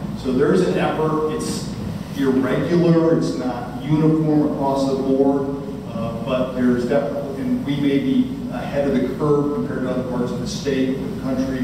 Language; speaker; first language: English; native; English